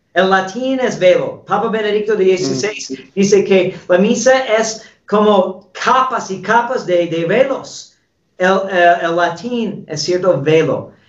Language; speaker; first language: Spanish; non-native, fluent; English